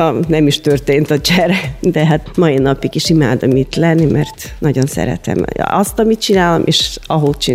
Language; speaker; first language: Hungarian; non-native, fluent; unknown